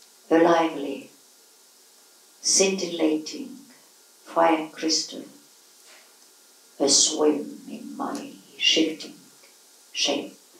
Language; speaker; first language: English; non-native, fluent; Estonian